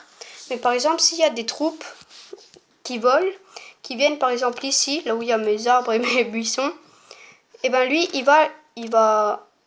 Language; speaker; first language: French; native; French